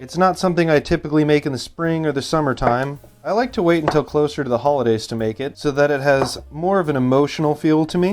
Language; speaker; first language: English; native; English